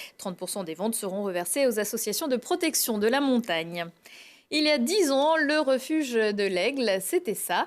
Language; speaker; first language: French; native; French